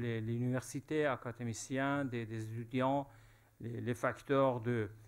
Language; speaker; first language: French; non-native, fluent; Persian